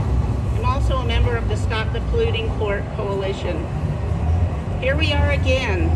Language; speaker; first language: English; native; English